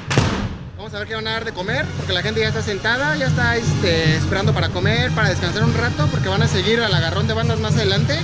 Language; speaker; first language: Spanish; native; Spanish